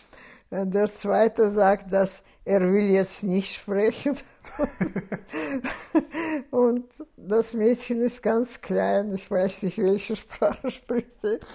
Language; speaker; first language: German; non-native, fluent; Russian